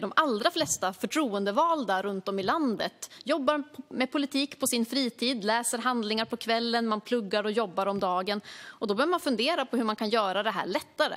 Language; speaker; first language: Swedish; native; Swedish